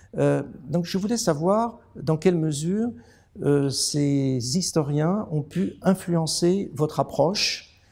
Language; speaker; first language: French; native; French